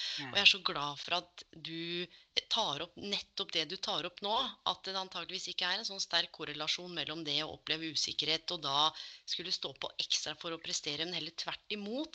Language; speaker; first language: Norwegian; native; Norwegian